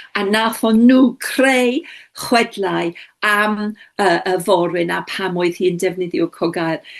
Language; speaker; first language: Welsh; non-native, local second language; English